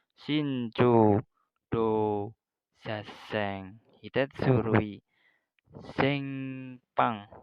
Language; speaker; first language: Japanese; non-native, learner; Indonesian